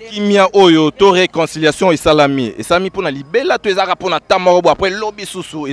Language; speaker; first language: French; non-native, local second language; Lingala